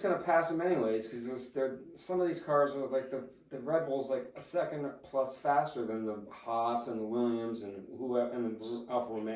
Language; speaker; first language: English; native; English